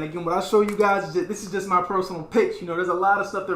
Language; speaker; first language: English; native; English